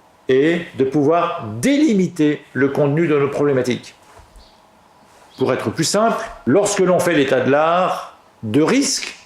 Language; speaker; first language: French; native; French